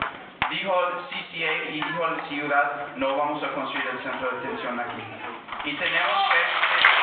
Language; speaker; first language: Spanish; early bilingual, heritage; Spanish